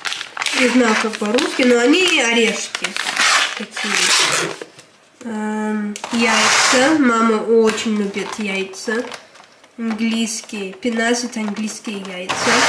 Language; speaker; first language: Russian; early bilingual, heritage; Russian